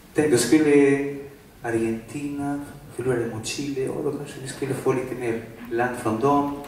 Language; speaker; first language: Swedish; non-native, fluent; Spanish